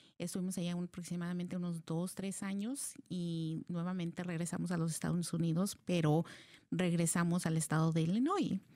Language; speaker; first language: Spanish; early bilingual, heritage; Spanish